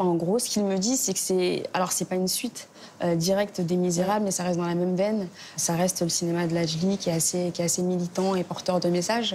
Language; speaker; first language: French; native; French